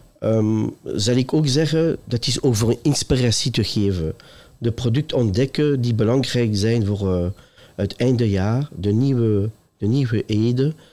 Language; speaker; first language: Dutch; non-native, local second language; French